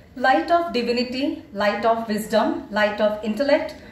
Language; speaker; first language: English; non-native, local second language; Kannada